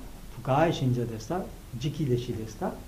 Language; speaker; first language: Japanese; non-native, fluent; Bangla